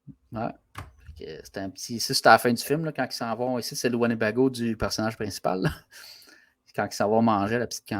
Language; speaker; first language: French; native; French